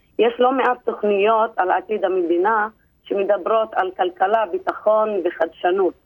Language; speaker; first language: Hebrew; non-native, local second language; Arabic